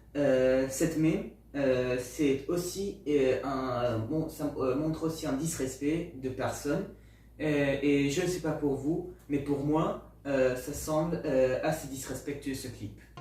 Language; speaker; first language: French; non-native, learner; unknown